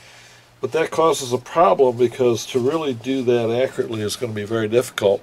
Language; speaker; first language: English; native; English